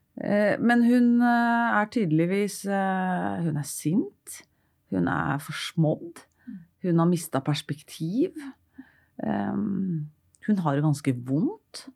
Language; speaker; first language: Norwegian; native; Norwegian